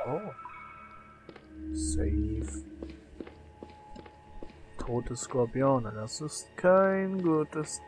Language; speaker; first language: German; native; German